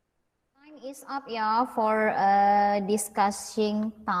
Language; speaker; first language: English; non-native, fluent; Indonesian